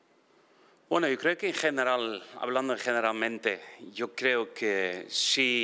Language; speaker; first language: Spanish; non-native, fluent; Dutch